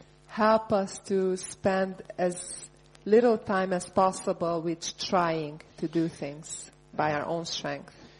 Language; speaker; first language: English; non-native, fluent; Hungarian